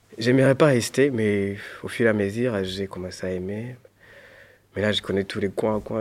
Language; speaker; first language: French; non-native, learner; Kinyarwanda